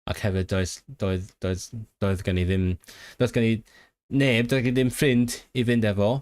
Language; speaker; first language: Welsh; non-native, fluent; Cantonese